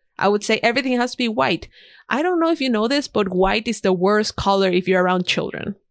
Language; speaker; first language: English; non-native, fluent; Spanish